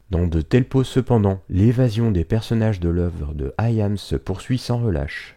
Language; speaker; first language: French; native; French